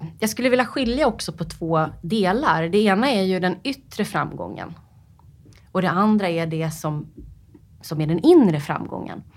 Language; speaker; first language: Swedish; native; Swedish